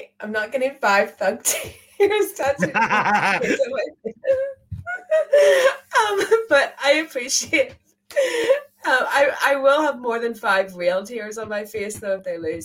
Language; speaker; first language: English; native; English